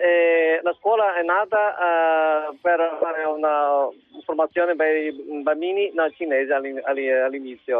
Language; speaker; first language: Italian; non-native, fluent; Chinese